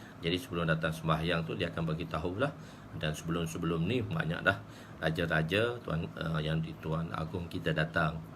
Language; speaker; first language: Malay; native; Malay